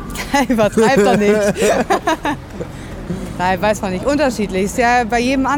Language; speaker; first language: German; native; German